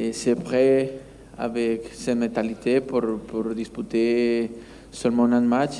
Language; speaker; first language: French; non-native, learner; Spanish